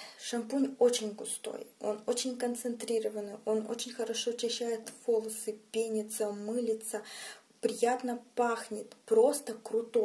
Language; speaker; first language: Russian; native; Russian